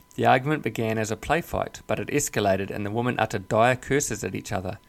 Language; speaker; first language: English; native; English